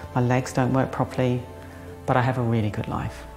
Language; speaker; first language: English; native; English